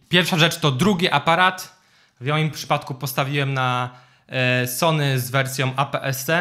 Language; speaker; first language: Polish; native; Polish